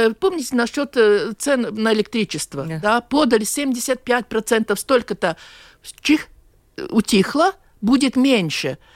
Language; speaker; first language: Russian; non-native, local second language; Latvian